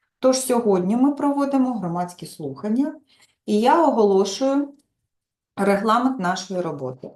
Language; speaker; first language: Ukrainian; native; Ukrainian